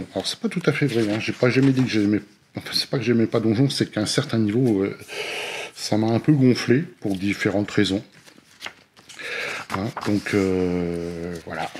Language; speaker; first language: French; native; French